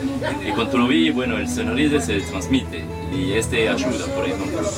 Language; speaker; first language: Spanish; non-native, learner; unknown